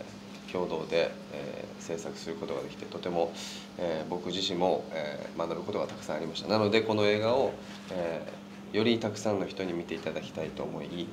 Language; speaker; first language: Japanese; native; Japanese